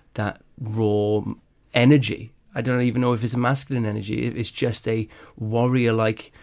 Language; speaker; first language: English; native; English